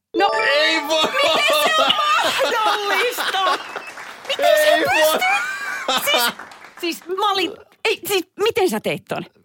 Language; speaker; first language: Finnish; native; Finnish